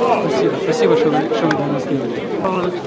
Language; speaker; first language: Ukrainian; non-native, local second language; Russian